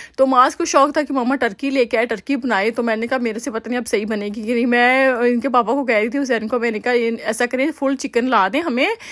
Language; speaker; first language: Urdu; native; Urdu